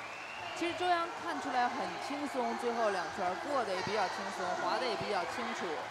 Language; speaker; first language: Chinese; native; Chinese